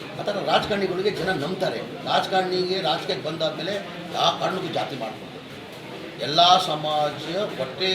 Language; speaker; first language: Kannada; non-native, local second language; Urdu